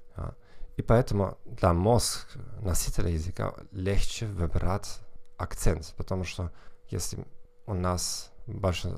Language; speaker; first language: Russian; non-native, fluent; German